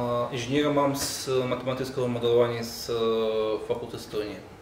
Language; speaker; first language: Czech; non-native, fluent; Russian